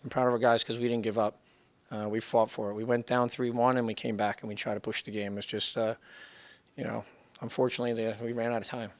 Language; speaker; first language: English; native; English